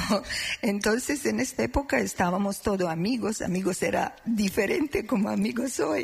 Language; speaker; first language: Spanish; non-native, learner; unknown